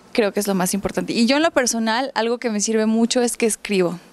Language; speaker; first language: Spanish; early bilingual, heritage; Spanish